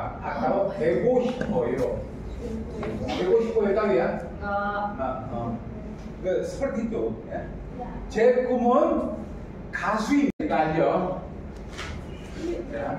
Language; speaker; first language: Korean; non-native, fluent; Indonesian